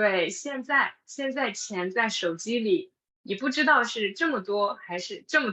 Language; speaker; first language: Chinese; non-native, fluent; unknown